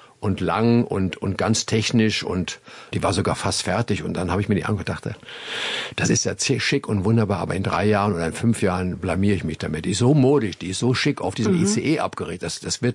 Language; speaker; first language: German; native; German